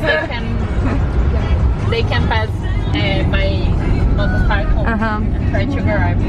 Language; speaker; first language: English; non-native, fluent; Portuguese